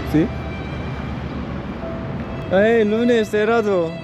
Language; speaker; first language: Spanish; non-native, learner; Korean